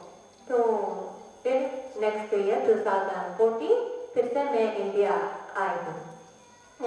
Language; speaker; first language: Hindi; non-native, learner; Japanese